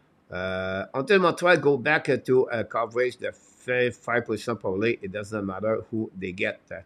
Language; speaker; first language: English; non-native, fluent; French